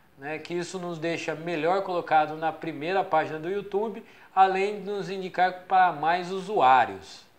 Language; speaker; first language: Portuguese; native; Portuguese